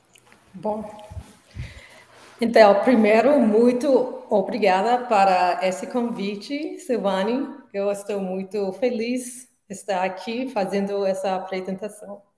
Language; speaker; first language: Portuguese; non-native, learner; English